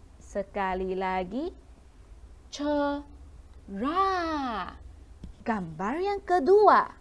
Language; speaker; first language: Malay; non-native, local second language; Chinese